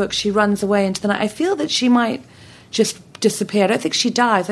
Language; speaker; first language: English; native; English